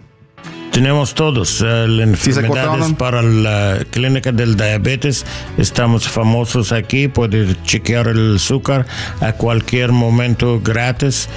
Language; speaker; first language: Spanish; non-native, learner; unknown